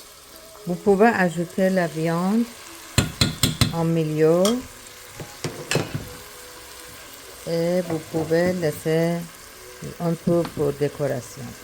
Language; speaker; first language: French; non-native, learner; Persian